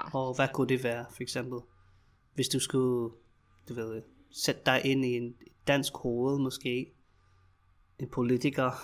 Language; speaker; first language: Danish; non-native, fluent; English